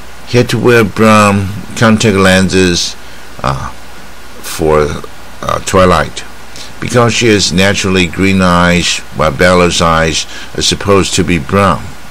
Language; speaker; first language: English; non-native, fluent; Chinese